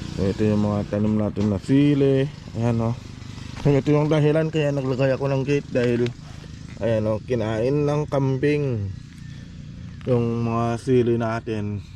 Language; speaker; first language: Filipino; non-native, local second language; Iloko